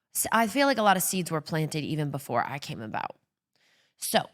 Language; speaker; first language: English; native; English